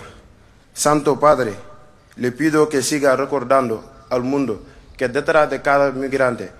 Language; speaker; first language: Spanish; non-native, learner; Wolof